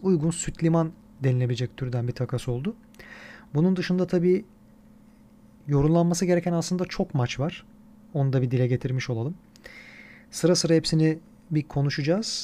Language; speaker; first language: Turkish; native; Turkish